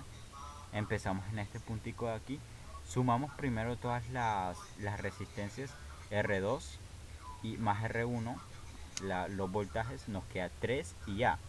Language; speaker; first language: Spanish; native; Spanish